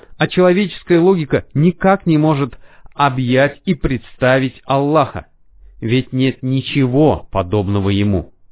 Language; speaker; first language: Russian; non-native, fluent; Arabic